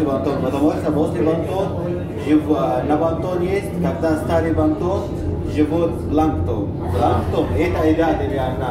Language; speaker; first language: Russian; non-native, learner; Arabic